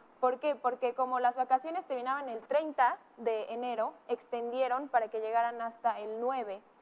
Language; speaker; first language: Spanish; native; Spanish